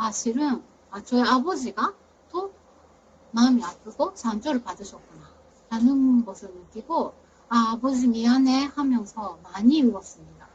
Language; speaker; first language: Korean; non-native, fluent; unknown